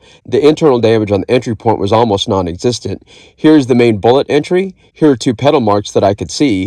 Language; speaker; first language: English; native; English